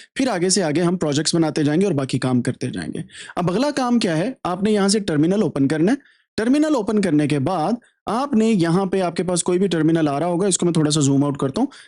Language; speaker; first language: Urdu; native; Urdu